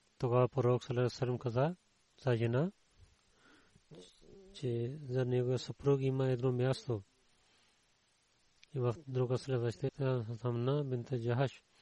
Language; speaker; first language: Bulgarian; non-native, learner; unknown